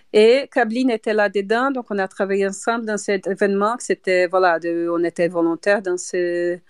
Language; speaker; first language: French; non-native, fluent; Portuguese